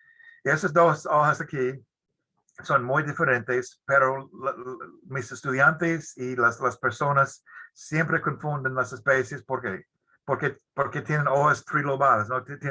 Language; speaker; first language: Spanish; non-native, fluent; English